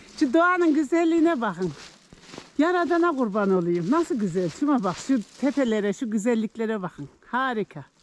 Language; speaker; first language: Turkish; native; Turkish